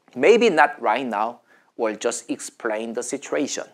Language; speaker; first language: English; non-native, fluent; Korean